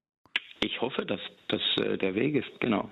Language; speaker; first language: German; non-native, fluent; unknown